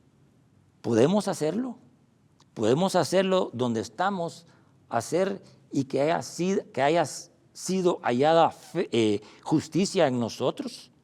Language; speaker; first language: Spanish; native; Spanish